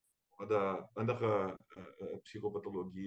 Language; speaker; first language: German; non-native, fluent; Portuguese